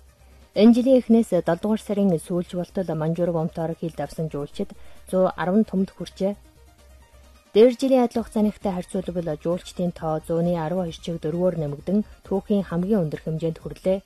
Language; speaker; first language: Mongolian; native; Mongolian